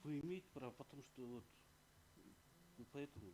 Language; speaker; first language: Russian; non-native, local second language; Kyrgyz